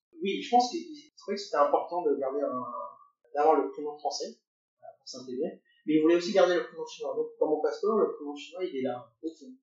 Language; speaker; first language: French; early bilingual, other home language; Cantonese